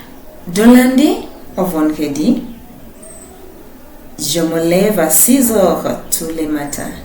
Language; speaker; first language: French; non-native, fluent; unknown